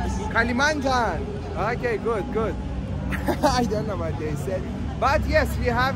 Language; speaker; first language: English; non-native, fluent; Persian